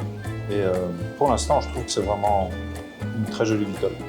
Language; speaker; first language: French; native; French